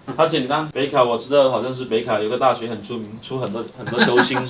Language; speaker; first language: Chinese; native; Chinese